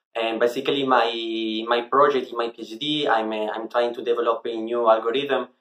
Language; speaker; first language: English; non-native, fluent; Italian